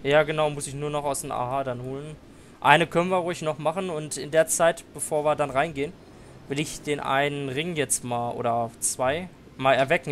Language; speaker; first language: German; native; German